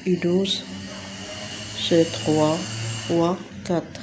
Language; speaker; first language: French; non-native, local second language; Arabic